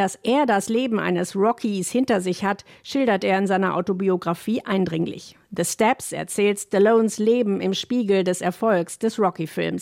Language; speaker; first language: German; native; German